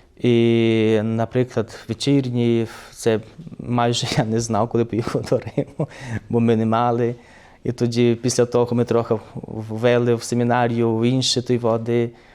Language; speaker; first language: Ukrainian; early bilingual, heritage; Ukrainian